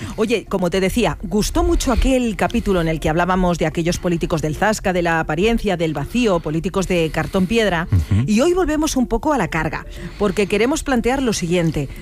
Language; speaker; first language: Spanish; native; Spanish